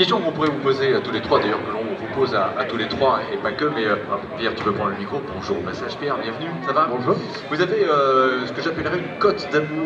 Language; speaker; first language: French; native; French